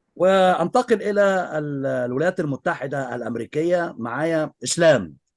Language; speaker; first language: Egyptian Arabic; native; Egyptian Arabic